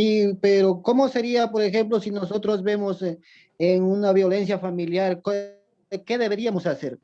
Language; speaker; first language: Spanish; native; Spanish